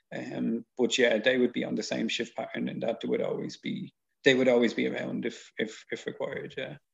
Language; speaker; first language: English; native; English